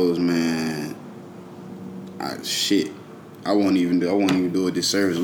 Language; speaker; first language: English; native; English